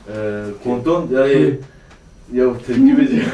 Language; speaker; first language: French; non-native, learner; Kurdish